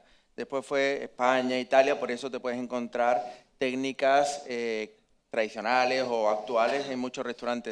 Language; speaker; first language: Spanish; native; Spanish